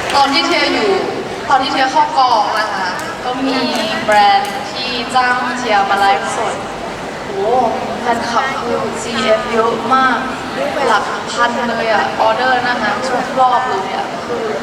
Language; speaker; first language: Thai; early bilingual, heritage; Thai